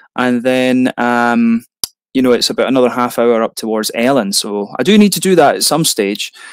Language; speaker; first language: English; native; English